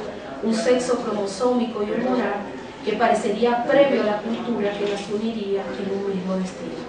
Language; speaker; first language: Spanish; native; Spanish